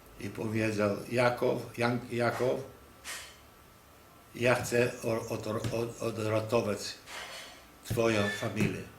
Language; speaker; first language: Polish; non-native, local second language; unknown